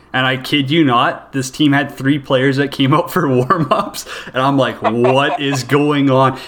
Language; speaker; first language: English; native; English